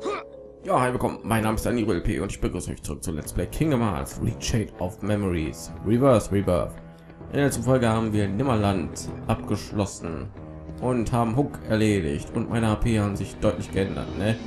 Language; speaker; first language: German; native; German